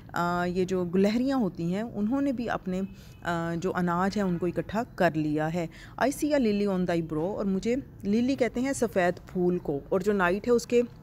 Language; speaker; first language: Urdu; non-native, local second language; Punjabi